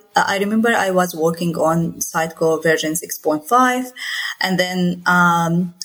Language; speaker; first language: English; non-native, fluent; Arabic